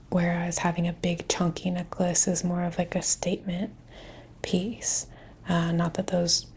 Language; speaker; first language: English; native; English